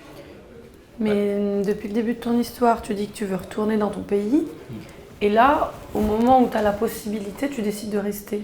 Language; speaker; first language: French; native; French